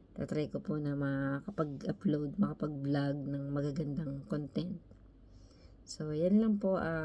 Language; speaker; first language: Filipino; native; Filipino